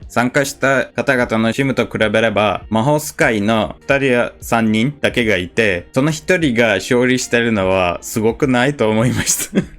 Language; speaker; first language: Japanese; non-native, fluent; Turkish